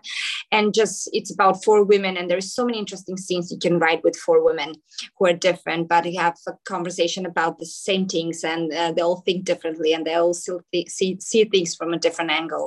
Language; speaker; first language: English; non-native, fluent; Macedonian